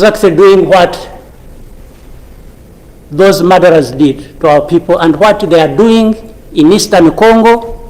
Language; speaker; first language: English; non-native, local second language; Kinyarwanda